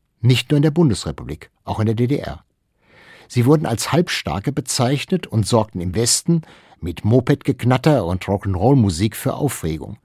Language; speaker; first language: German; native; German